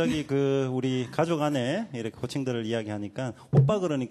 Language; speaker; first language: Korean; native; Korean